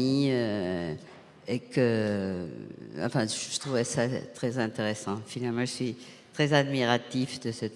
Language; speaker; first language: French; non-native, fluent; Spanish